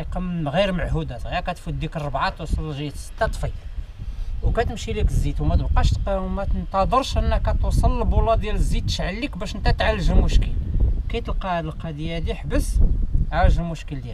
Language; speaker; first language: Arabic; native; Arabic